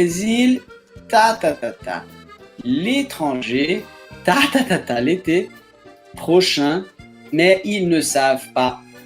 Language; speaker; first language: French; non-native, fluent; Portuguese